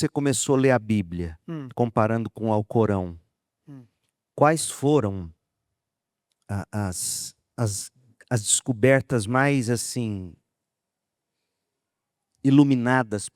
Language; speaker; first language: Portuguese; native; Portuguese